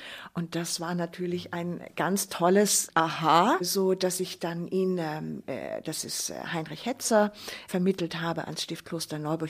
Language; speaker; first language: German; native; German